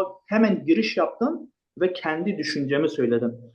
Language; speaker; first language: Turkish; non-native, fluent; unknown